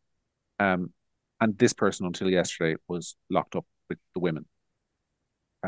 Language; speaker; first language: English; native; English